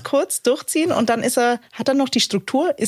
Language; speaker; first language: German; native; German